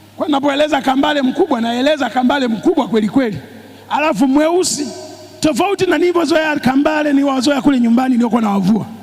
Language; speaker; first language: Swahili; native; Swahili